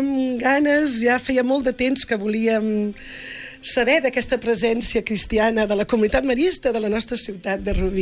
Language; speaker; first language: Catalan; native; Catalan